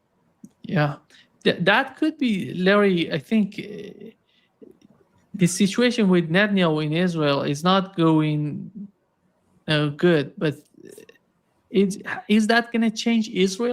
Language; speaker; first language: English; non-native, fluent; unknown